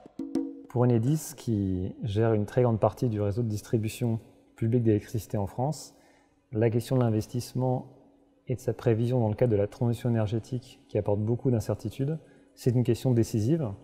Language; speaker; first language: French; native; French